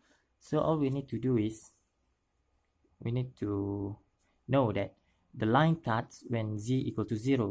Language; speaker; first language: English; non-native, local second language; Malay